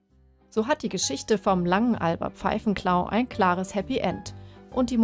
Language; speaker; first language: German; native; German